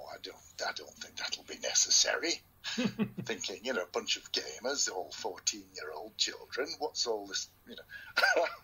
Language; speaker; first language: English; native; English